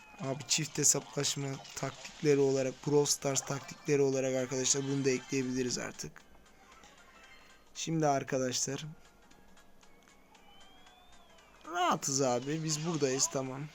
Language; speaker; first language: Turkish; native; Turkish